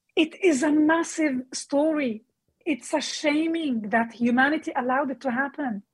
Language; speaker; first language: English; non-native, fluent; Arabic